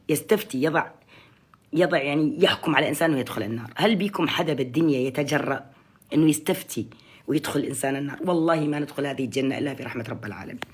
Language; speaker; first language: Arabic; native; Arabic